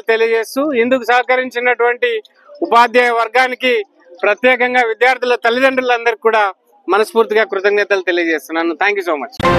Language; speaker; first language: Telugu; native; Telugu